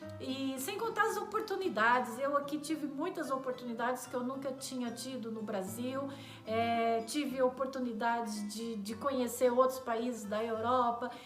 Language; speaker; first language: Portuguese; native; Portuguese